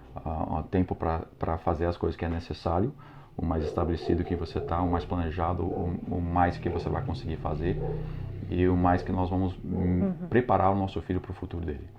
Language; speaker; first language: Portuguese; non-native, fluent; English